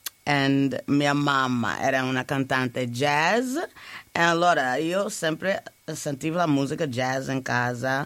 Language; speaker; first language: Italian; non-native, learner; English